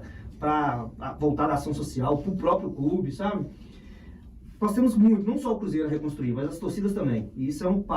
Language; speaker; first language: Portuguese; native; Portuguese